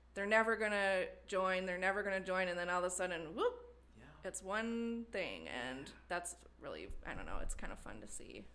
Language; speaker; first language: English; native; English